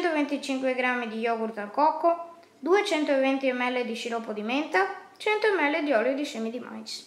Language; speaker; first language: Italian; native; Italian